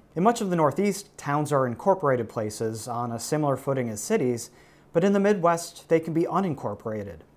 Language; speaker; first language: English; native; English